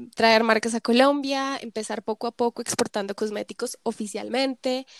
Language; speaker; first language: Spanish; native; Spanish